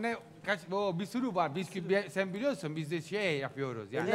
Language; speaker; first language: Turkish; non-native, learner; Italian